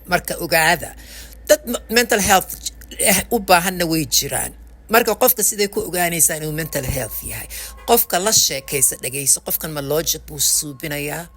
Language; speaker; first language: Somali; early bilingual, heritage; Somali